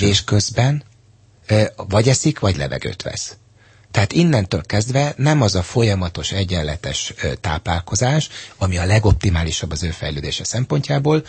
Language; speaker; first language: Hungarian; native; Hungarian